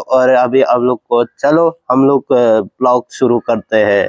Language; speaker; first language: Hindi; non-native, local second language; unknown